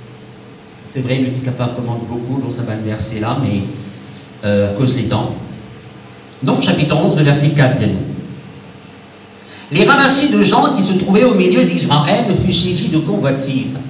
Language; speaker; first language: French; non-native, local second language; Morisyen